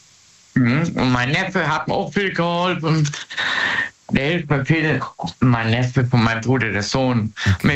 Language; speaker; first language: German; native; German